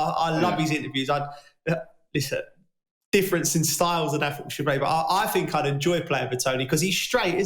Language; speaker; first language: English; native; English